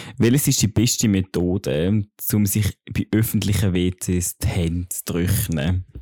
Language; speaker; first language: German; native; German